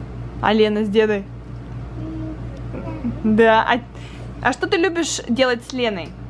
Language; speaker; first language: Russian; native; Russian